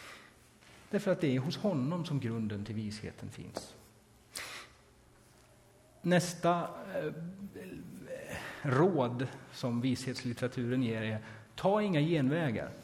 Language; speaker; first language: Swedish; native; Swedish